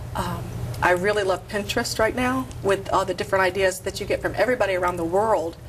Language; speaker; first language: English; native; English